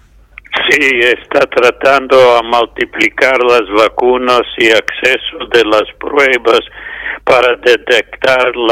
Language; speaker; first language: Spanish; non-native, fluent; English